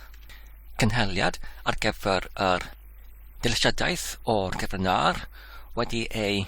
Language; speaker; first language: Welsh; non-native, learner; English